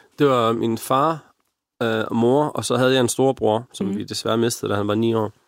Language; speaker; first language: Danish; early bilingual, other home language; Arabic